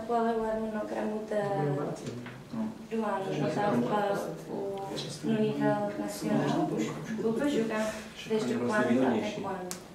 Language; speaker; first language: Portuguese; non-native, fluent; Czech